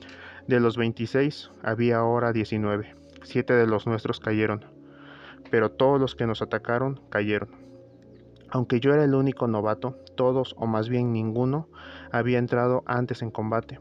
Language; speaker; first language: Spanish; native; Spanish